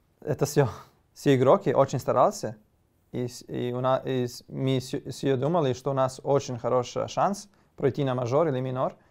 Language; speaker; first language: Russian; non-native, learner; Serbian